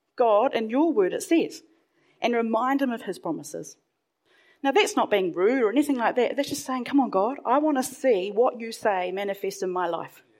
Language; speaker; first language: English; native; English